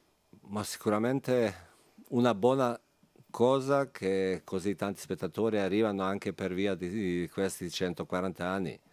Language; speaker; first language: Italian; non-native, fluent; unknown